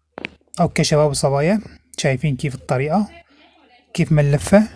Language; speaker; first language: Arabic; native; Arabic